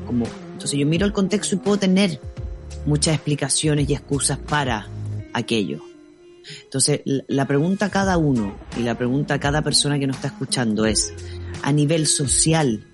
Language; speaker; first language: Spanish; native; Spanish